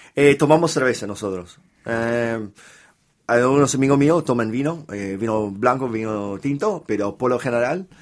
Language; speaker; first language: Spanish; non-native, fluent; English